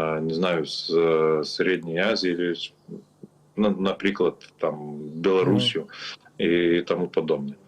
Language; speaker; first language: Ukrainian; non-native, learner; Lithuanian